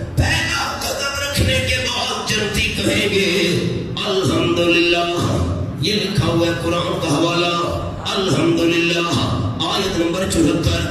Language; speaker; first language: Urdu; non-native, local second language; Pashto